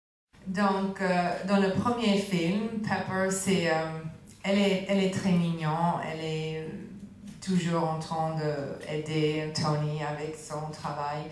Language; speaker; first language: French; non-native, fluent; English